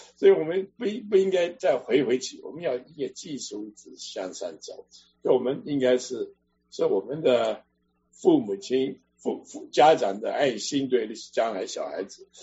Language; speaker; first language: Chinese; native; Chinese